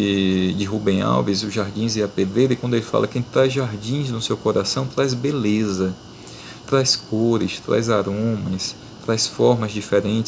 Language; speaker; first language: Portuguese; native; Portuguese